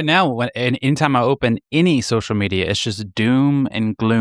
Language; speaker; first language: English; native; English